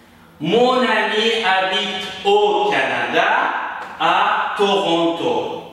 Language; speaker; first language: French; non-native, fluent; Uzbek